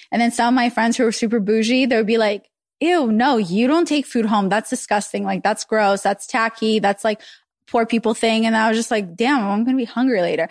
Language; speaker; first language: English; early bilingual, other home language; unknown